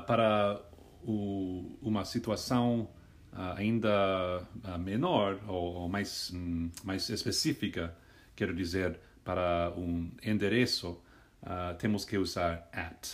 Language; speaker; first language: Portuguese; non-native, fluent; English